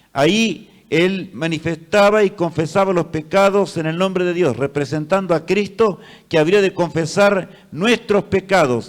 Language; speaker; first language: Spanish; native; Spanish